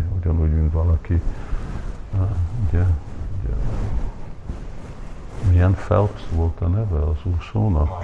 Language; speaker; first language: Hungarian; early bilingual, heritage; Hungarian